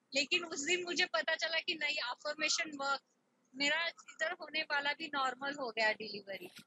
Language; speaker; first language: Hindi; non-native, local second language; Marathi